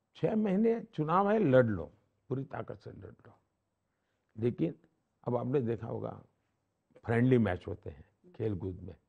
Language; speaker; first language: Hindi; non-native, local second language; Gujarati